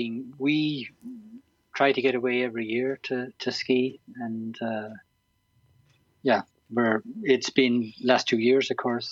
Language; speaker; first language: English; native; English